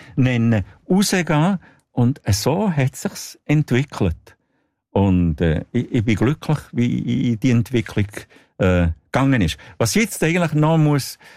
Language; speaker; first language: German; non-native, local second language; Italian